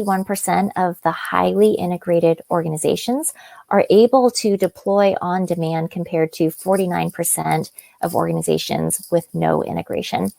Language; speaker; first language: English; native; English